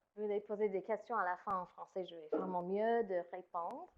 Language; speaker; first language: French; non-native, fluent; English